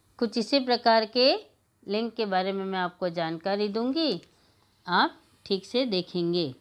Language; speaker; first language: Hindi; native; Hindi